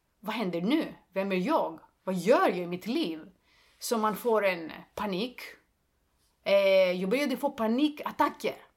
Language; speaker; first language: Swedish; non-native, fluent; Greek